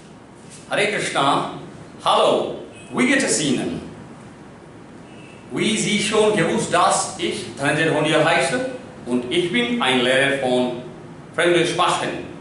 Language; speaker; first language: German; non-native, learner; Hindi